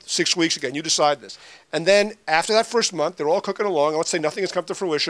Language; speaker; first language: English; native; English